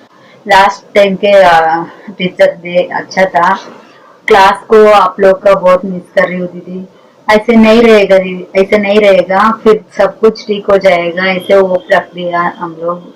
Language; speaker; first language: Hindi; non-native, local second language; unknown